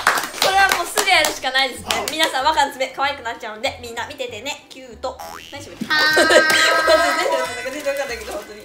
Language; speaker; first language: Japanese; native; Japanese